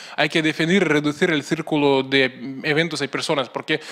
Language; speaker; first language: Spanish; non-native, fluent; Russian